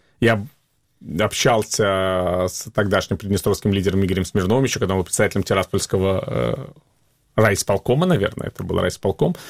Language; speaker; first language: Russian; native; Russian